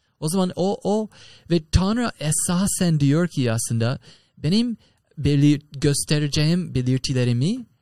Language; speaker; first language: Turkish; non-native, learner; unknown